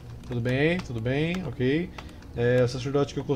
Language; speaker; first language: Portuguese; native; Portuguese